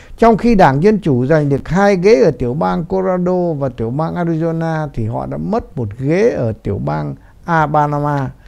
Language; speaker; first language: Vietnamese; native; Vietnamese